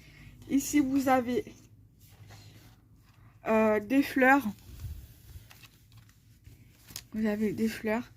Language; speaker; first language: French; native; French